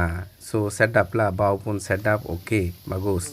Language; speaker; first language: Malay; non-native, learner; Bangla